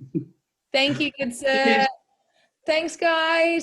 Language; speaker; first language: English; native; English